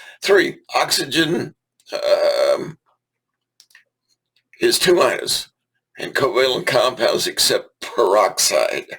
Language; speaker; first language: English; native; English